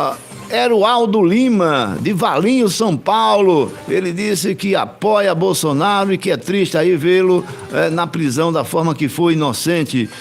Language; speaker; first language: Portuguese; native; Portuguese